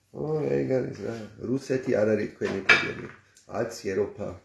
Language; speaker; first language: Georgian; non-native, learner; German